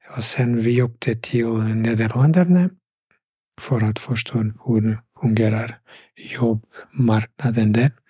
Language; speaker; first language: Swedish; non-native, fluent; Portuguese